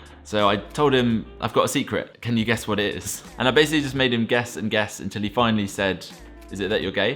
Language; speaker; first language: English; native; English